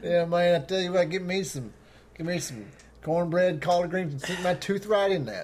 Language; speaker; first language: English; native; English